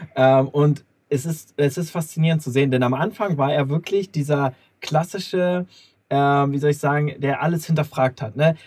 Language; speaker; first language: German; native; German